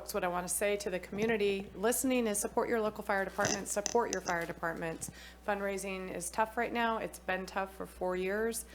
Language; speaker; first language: English; native; English